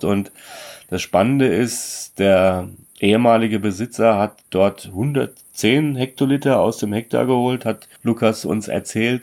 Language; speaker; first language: German; native; German